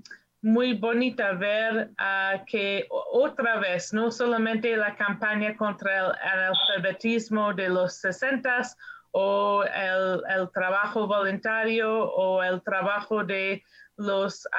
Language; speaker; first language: Spanish; non-native, fluent; English